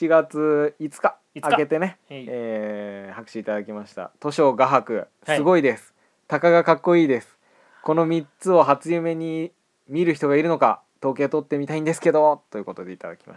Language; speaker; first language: Japanese; native; Japanese